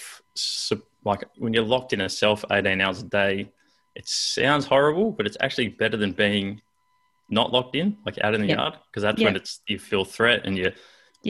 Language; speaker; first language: English; native; English